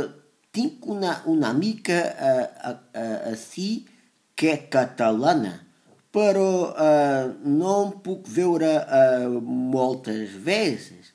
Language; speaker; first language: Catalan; non-native, learner; Spanish